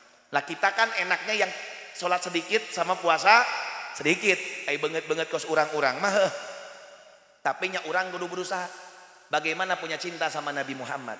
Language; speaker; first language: Malay; non-native, local second language; Sundanese